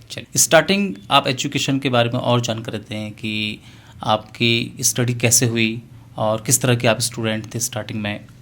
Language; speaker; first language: Hindi; native; Hindi